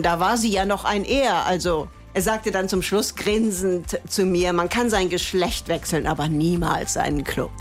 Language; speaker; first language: German; native; German